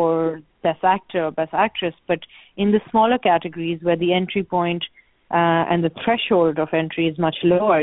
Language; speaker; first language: English; non-native, local second language; Urdu